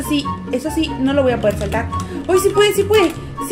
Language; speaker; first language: Spanish; native; Spanish